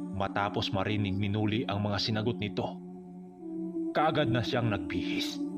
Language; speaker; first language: Filipino; non-native, local second language; Cebuano